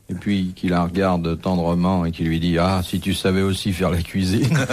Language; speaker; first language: French; native; French